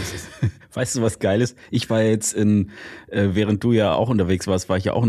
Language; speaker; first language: German; native; German